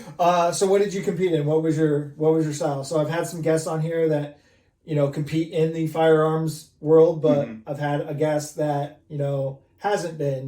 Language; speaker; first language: English; native; English